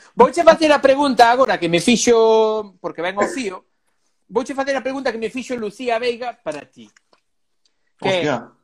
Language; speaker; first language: Galician; native; Galician